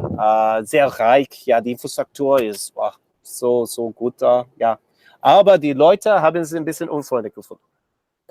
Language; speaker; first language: German; non-native, learner; English